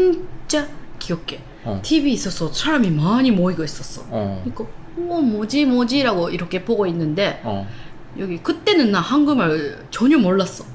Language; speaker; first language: Korean; non-native, learner; Japanese